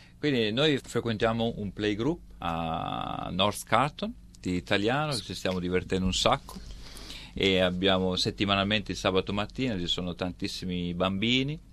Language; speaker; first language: Italian; native; Italian